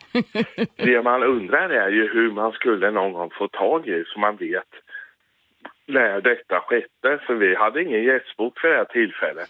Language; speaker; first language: Swedish; native; Swedish